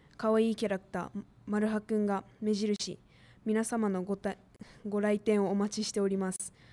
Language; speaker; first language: Japanese; native; Japanese